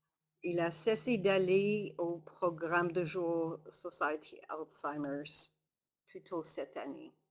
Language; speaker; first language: French; non-native, local second language; English